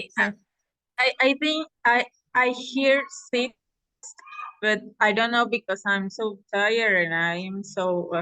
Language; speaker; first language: English; non-native, learner; Spanish